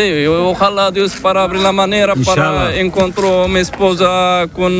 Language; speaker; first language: Spanish; non-native, learner; Arabic